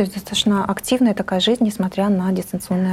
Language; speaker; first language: Russian; native; Russian